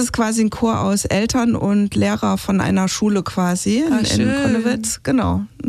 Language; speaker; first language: German; native; German